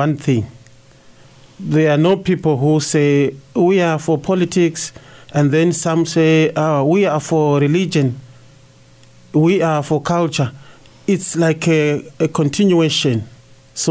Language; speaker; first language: English; non-native, local second language; Shona